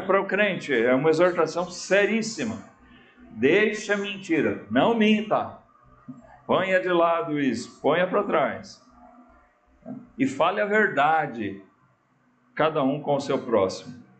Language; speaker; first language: Portuguese; native; Portuguese